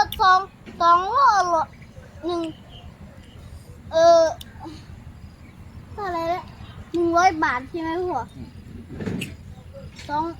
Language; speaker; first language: Thai; non-native, local second language; Northeastern Thai